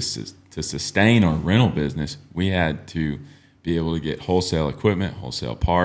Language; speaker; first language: English; native; English